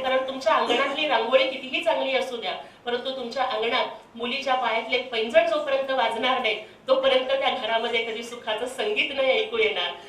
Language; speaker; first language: Marathi; non-native, local second language; Telugu